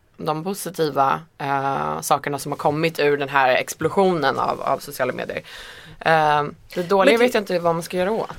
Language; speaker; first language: Swedish; non-native, fluent; Icelandic